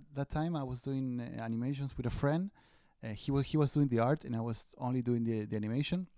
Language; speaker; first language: English; non-native, fluent; Spanish